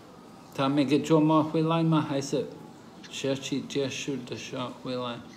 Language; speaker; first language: Chinese; non-native, learner; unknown